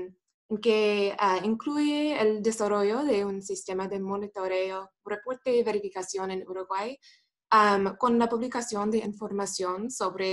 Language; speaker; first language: Spanish; non-native, fluent; English